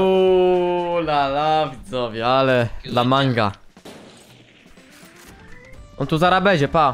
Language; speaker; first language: Polish; native; Polish